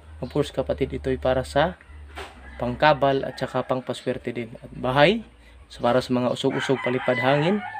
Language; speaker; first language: Filipino; non-native, local second language; Cebuano